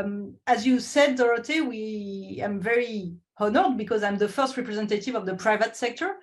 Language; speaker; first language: English; non-native, fluent; French